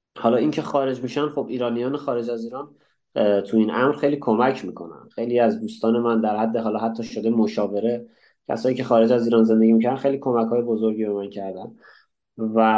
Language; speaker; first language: Persian; native; Persian